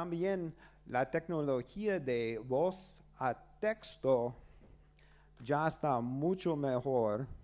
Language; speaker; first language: Spanish; non-native, learner; English